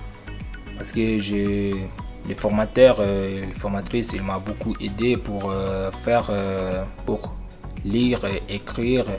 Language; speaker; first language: French; non-native, learner; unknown